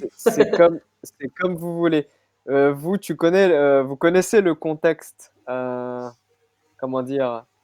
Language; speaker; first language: French; native; French